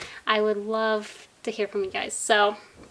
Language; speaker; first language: English; native; English